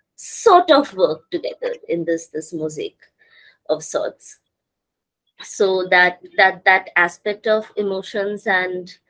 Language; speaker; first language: English; non-native, local second language; Bangla